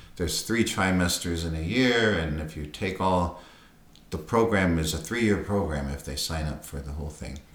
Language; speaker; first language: English; native; English